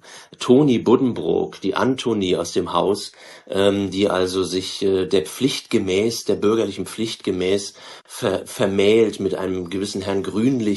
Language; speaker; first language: German; native; German